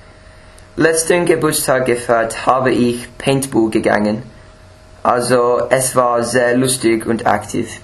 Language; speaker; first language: German; non-native, learner; English